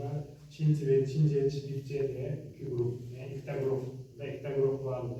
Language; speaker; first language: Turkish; non-native, learner; Uzbek